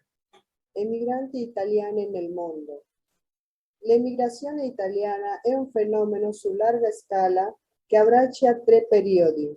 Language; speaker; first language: Italian; non-native, learner; Spanish